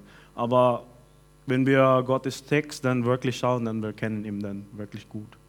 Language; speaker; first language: German; non-native, fluent; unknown